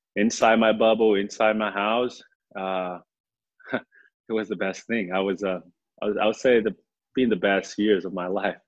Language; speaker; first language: English; non-native, fluent; Portuguese